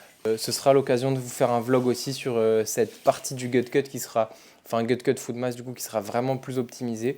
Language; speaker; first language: French; native; French